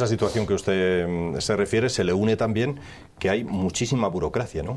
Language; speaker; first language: Spanish; native; Spanish